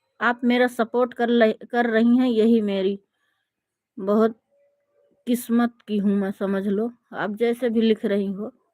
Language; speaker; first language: Hindi; native; Hindi